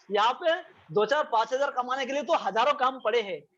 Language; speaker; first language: Hindi; non-native, local second language; Bangla